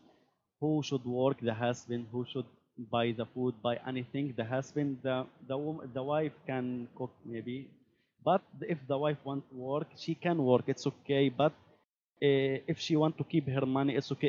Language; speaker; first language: English; non-native, learner; Arabic